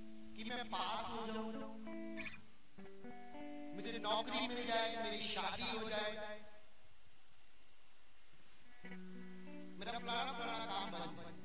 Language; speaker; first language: Hindi; non-native, local second language; Punjabi